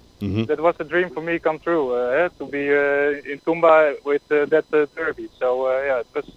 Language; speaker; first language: English; non-native, fluent; Dutch